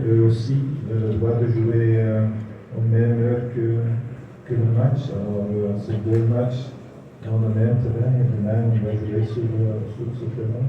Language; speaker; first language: French; non-native, local second language; Dutch